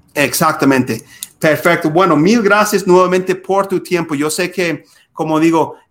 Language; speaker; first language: Spanish; non-native, fluent; English